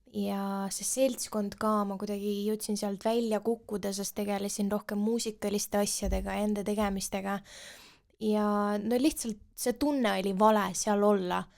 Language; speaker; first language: Estonian; non-native, local second language; Russian